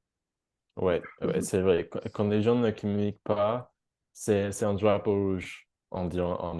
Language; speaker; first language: French; non-native, fluent; English